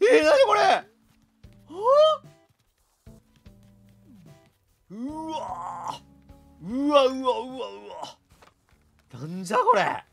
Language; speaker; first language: Japanese; native; Japanese